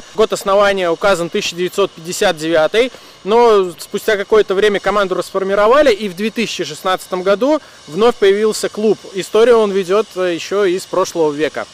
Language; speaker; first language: Russian; native; Russian